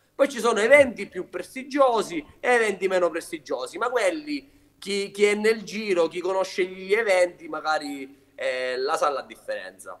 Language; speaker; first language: Italian; native; Italian